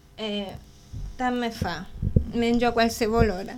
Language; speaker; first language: Catalan; non-native, learner; Spanish